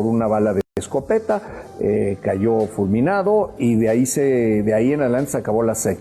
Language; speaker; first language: Spanish; native; Spanish